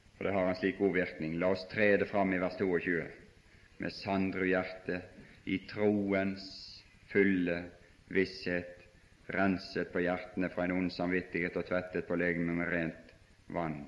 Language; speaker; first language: Norwegian; native; Norwegian